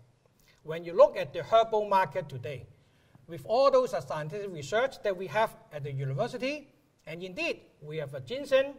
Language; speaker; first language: English; non-native, local second language; Cantonese